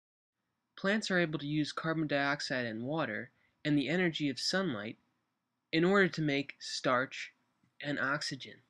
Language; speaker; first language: English; native; English